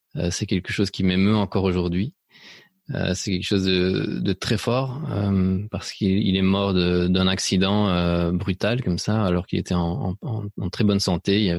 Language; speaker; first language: French; early bilingual, other home language; Spanish